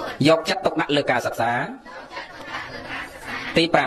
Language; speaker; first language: Khmer; native; Khmer